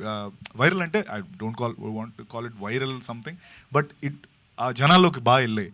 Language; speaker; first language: Telugu; native; Telugu